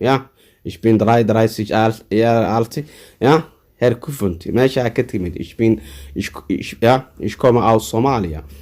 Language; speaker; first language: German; non-native, learner; Somali